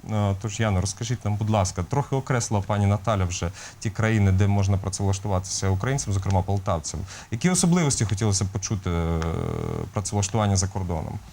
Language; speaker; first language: Ukrainian; native; Ukrainian